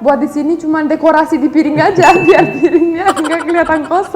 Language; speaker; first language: Indonesian; non-native, fluent; Romanian